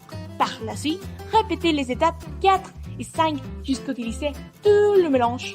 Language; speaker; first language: French; non-native, learner; Spanish